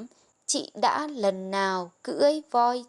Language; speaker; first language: Vietnamese; non-native, fluent; Lao